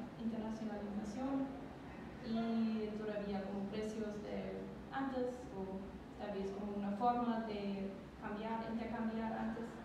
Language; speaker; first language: Spanish; non-native, learner; German